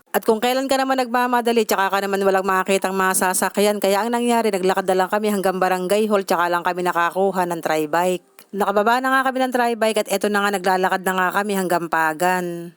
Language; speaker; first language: Filipino; native; Filipino